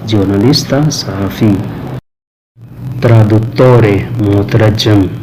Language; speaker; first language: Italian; non-native, fluent; Urdu